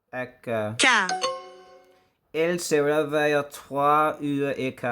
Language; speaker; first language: French; non-native, learner; English